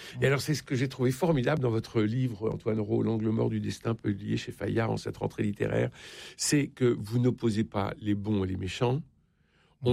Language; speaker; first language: French; native; French